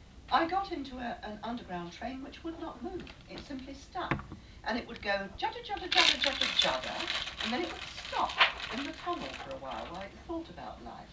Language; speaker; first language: English; native; English